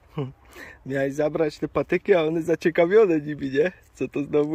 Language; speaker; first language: Polish; native; Polish